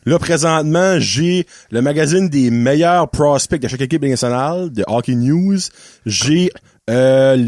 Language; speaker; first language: French; native; French